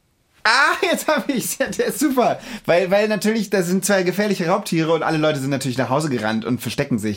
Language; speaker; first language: German; native; German